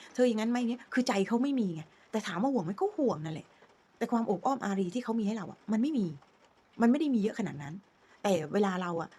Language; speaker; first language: Thai; native; Thai